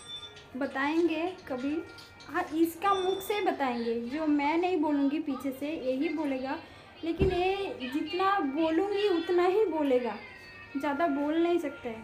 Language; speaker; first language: Hindi; non-native, local second language; Bangla